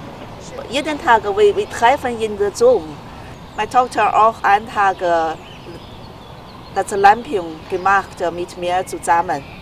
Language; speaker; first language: German; non-native, learner; Chinese